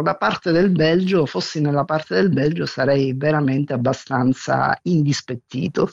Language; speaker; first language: Italian; native; Italian